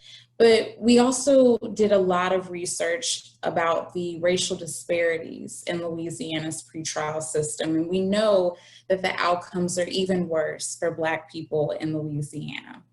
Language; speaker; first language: English; native; English